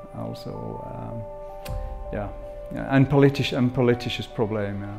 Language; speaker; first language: German; non-native, fluent; English